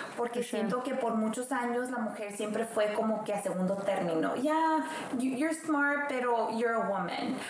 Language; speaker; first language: Spanish; native; Spanish